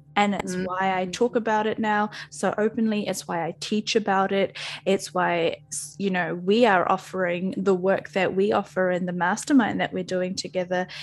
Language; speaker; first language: English; native; English